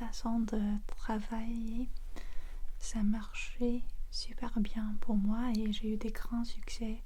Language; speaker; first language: French; non-native, fluent; English